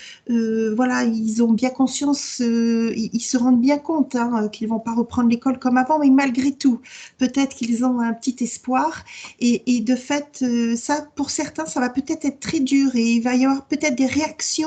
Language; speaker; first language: French; native; French